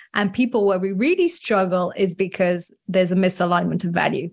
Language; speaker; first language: English; non-native, fluent; French